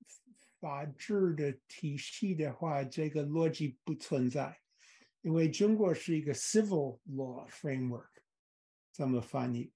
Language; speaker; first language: Chinese; non-native, fluent; English